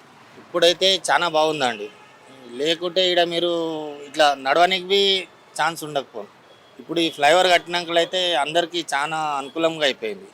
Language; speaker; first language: Telugu; native; Telugu